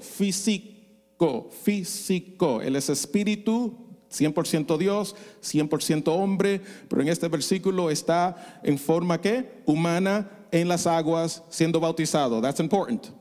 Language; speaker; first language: Spanish; non-native, fluent; English